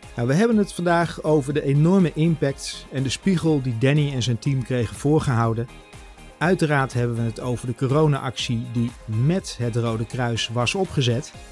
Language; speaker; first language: Dutch; native; Dutch